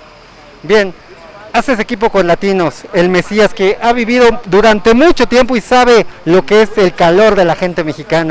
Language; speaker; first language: Spanish; native; Spanish